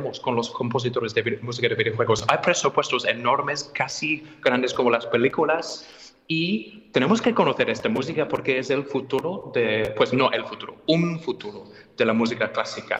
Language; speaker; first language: Spanish; non-native, fluent; English